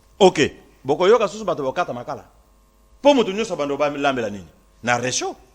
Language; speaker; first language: Lingala; non-native, local second language; Kongo